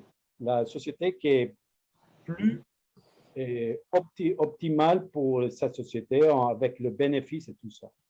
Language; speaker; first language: French; non-native, learner; Spanish